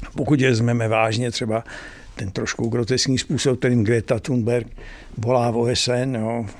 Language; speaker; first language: Czech; native; Czech